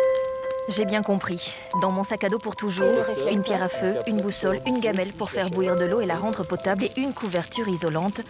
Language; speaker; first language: French; native; French